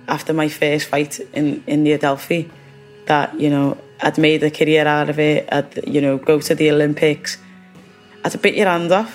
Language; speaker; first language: English; native; English